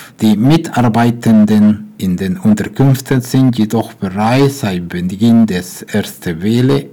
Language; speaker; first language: German; non-native, fluent; Spanish